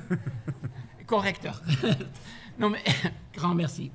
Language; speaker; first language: French; non-native, fluent; German